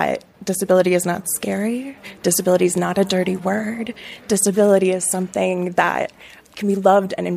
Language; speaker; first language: English; native; English